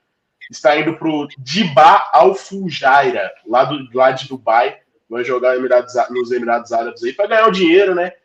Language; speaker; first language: Portuguese; native; Portuguese